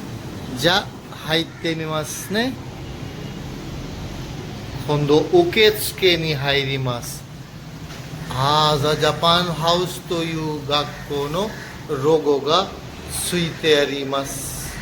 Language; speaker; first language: Japanese; non-native, fluent; Urdu